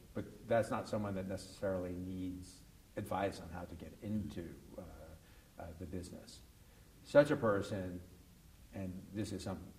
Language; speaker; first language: English; native; English